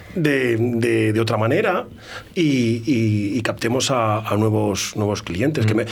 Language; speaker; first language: Spanish; native; Spanish